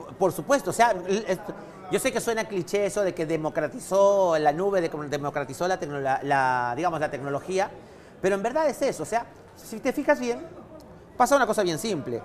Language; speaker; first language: Spanish; native; Spanish